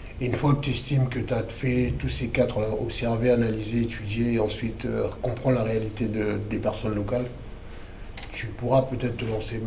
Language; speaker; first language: French; early bilingual, other home language; Lingala